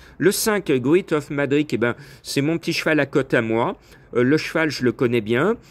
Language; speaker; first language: French; native; French